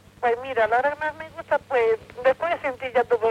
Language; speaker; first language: Spanish; native; Spanish